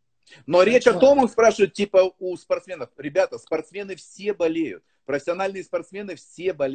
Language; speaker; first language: Russian; native; Russian